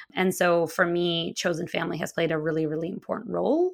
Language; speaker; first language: English; early bilingual, other home language; Russian